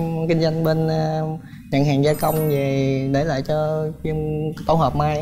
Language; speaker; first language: Vietnamese; native; Vietnamese